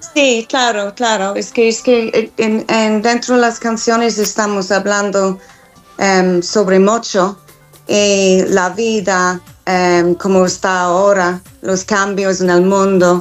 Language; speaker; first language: Spanish; non-native, fluent; English